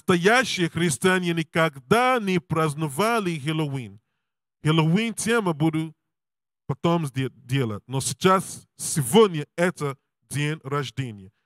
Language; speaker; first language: Russian; non-native, learner; English